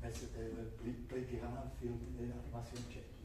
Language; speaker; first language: French; non-native, fluent; Czech